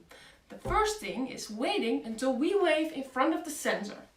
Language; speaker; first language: English; non-native, fluent; Dutch